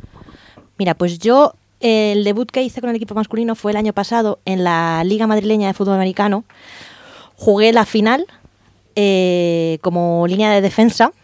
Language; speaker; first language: Spanish; native; Spanish